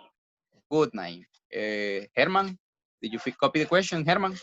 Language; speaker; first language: English; non-native, fluent; Spanish